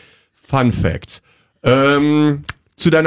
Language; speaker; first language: German; native; German